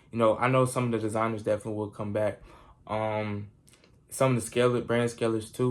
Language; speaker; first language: English; native; English